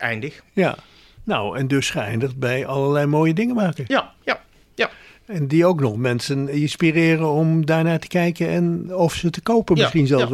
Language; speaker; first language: Dutch; native; Dutch